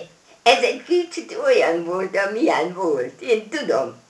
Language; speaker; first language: Hungarian; non-native, local second language; German